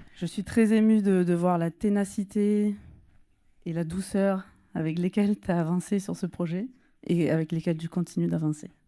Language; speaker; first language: French; native; French